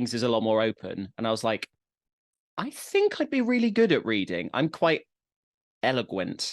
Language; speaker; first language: English; native; English